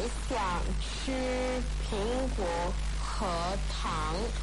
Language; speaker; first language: Chinese; non-native, learner; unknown